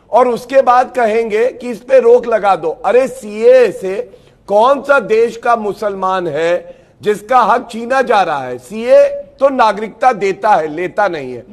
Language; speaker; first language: Hindi; native; Hindi